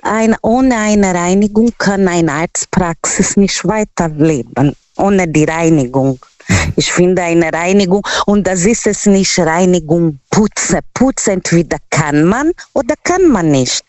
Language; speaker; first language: German; non-native, learner; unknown